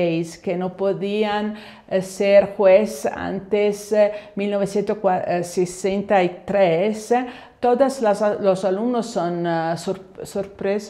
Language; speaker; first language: Spanish; non-native, fluent; Italian